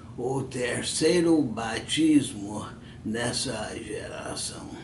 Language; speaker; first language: Portuguese; non-native, fluent; English